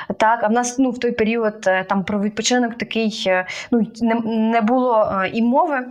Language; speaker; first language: Ukrainian; native; Ukrainian